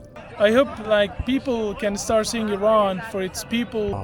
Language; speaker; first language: English; non-native, fluent; Persian